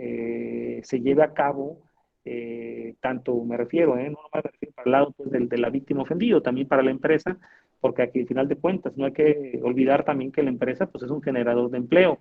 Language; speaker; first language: Spanish; native; Spanish